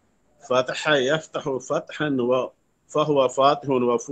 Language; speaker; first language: Arabic; non-native, learner; Urdu